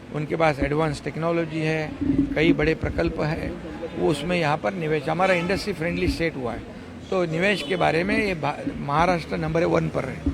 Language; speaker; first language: Hindi; non-native, local second language; Marathi